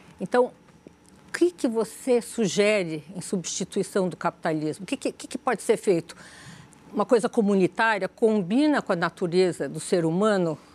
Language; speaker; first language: Portuguese; native; Portuguese